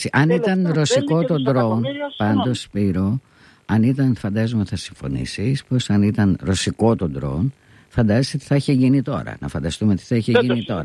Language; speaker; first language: Greek; native; Greek